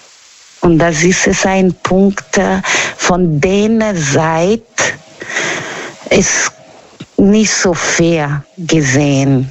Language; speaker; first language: German; non-native, learner; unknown